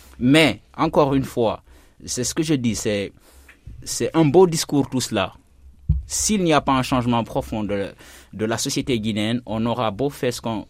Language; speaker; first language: French; non-native, local second language; Fula